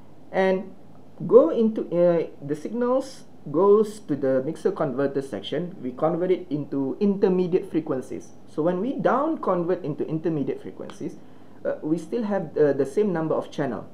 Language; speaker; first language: English; non-native, local second language; Malay